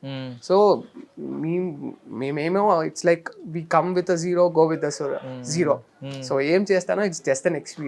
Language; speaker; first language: Telugu; non-native, learner; Kannada